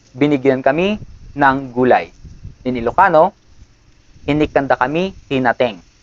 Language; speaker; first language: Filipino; non-native, local second language; Iloko